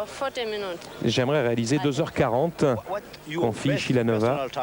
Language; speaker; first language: French; native; French